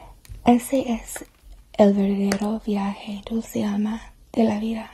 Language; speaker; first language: Spanish; non-native, learner; English